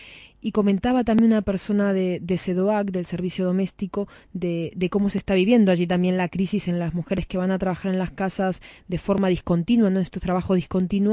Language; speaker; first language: Spanish; native; Spanish